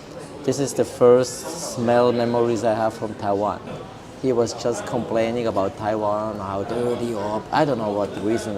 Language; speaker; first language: English; non-native, fluent; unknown